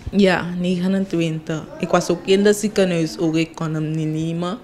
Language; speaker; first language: Dutch; non-native, local second language; Sranan Tongo